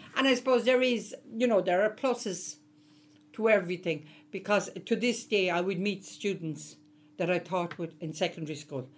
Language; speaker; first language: English; native; English